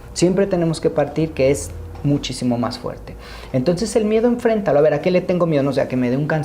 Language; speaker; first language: Spanish; native; Spanish